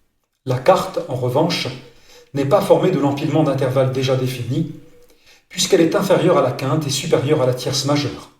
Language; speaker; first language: French; native; French